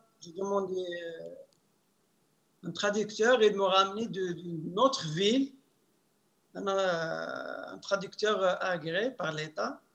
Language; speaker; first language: French; non-native, local second language; Arabic